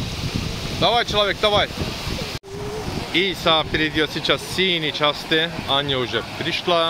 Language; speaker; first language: Russian; non-native, learner; Turkish